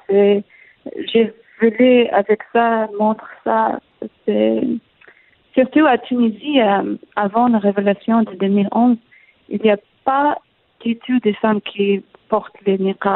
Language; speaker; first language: French; non-native, learner; Arabic